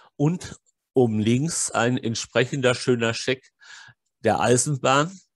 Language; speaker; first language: German; native; German